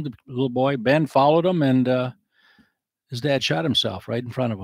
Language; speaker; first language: English; native; English